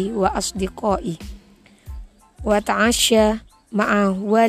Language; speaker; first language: Arabic; non-native, learner; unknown